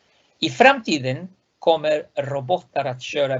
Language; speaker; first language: Swedish; non-native, fluent; Spanish